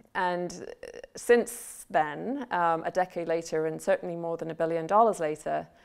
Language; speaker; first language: English; native; English